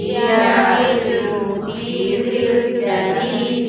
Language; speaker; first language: Arabic; non-native, learner; Indonesian